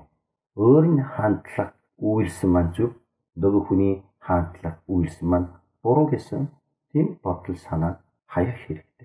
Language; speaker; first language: Mongolian; non-native, fluent; Korean